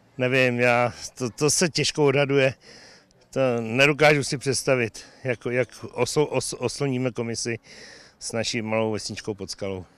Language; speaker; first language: Czech; native; Czech